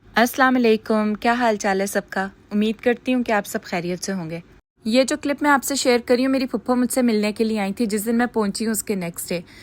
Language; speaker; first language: Urdu; native; Urdu